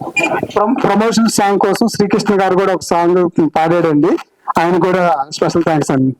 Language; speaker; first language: Telugu; native; Telugu